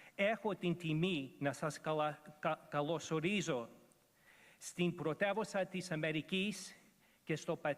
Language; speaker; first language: Greek; early bilingual, other home language; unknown